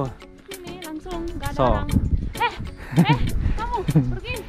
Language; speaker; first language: Indonesian; non-native, fluent; Spanish